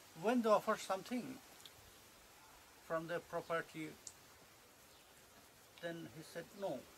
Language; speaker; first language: English; non-native, local second language; Bangla